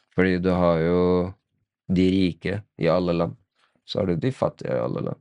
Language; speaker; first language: Norwegian; early bilingual, other home language; Arabic